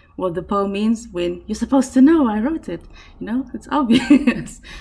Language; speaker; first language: English; non-native, local second language; Afrikaans